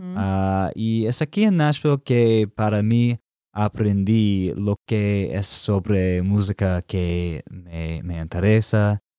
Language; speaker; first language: Spanish; non-native, learner; English